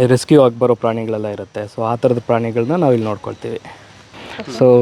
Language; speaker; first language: Kannada; native; Kannada